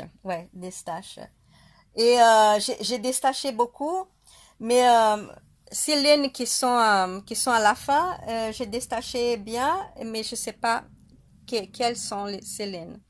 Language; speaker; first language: French; non-native, fluent; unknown